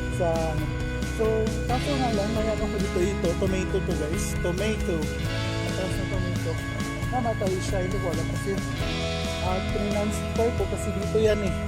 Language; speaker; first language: Filipino; non-native, local second language; Cebuano